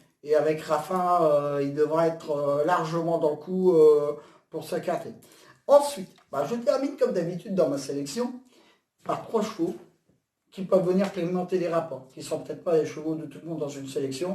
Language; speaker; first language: French; native; French